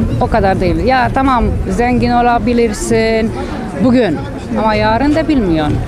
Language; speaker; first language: Turkish; non-native, learner; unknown